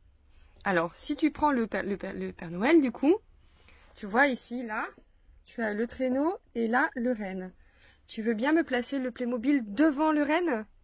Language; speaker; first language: French; native; French